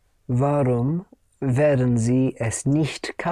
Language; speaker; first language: German; non-native, learner; English